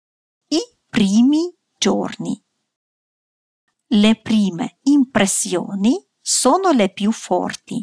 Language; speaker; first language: Italian; non-native, fluent; Russian